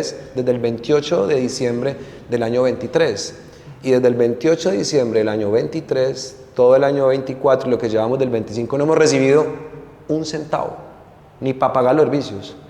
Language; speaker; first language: Spanish; native; Spanish